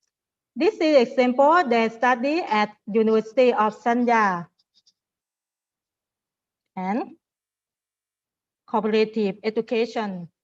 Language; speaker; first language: English; non-native, learner; Thai